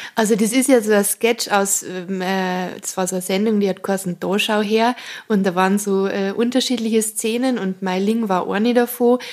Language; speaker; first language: German; native; German